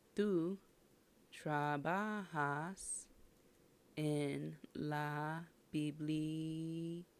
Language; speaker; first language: Spanish; non-native, learner; English